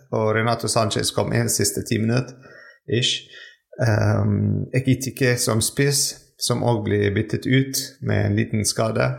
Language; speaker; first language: Norwegian; non-native, fluent; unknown